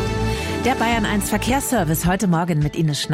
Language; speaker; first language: German; native; German